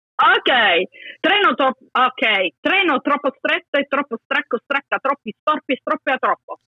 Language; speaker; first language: Italian; native; Italian